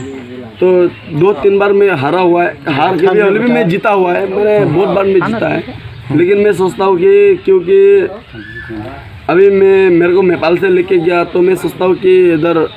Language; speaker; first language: Hindi; non-native, local second language; Karbi